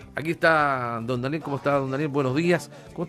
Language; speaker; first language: Spanish; native; Spanish